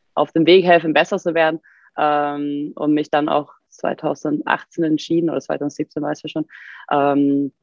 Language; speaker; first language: German; non-native, fluent; Swedish